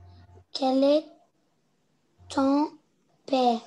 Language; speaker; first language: French; non-native, learner; Arabic